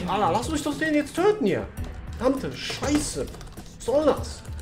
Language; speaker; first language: German; native; German